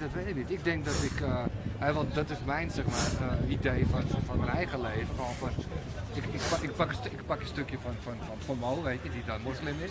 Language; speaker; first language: Dutch; native; Dutch